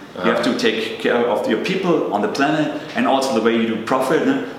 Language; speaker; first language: English; non-native, fluent; German